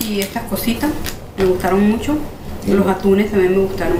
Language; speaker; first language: Spanish; native; Spanish